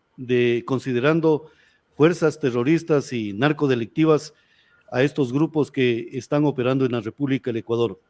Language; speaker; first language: Spanish; native; Spanish